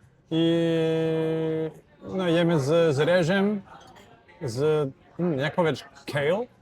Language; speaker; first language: Polish; non-native, fluent; Portuguese